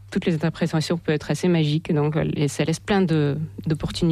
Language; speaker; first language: French; non-native, fluent; Russian